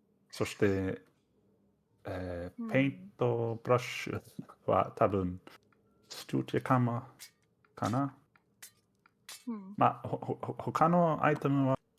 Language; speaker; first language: Japanese; non-native, fluent; Danish